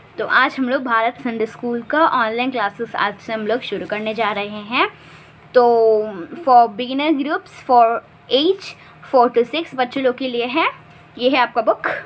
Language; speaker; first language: Hindi; native; Hindi